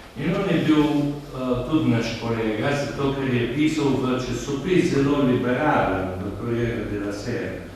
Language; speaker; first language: Slovenian; native; Slovenian